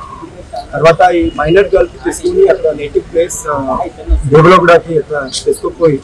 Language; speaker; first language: Telugu; non-native, fluent; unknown